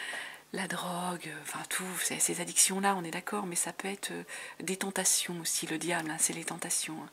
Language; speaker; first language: French; native; French